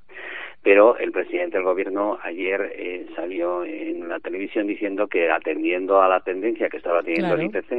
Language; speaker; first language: Spanish; native; Spanish